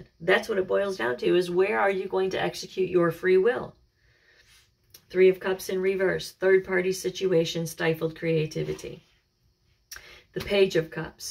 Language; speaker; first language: English; native; English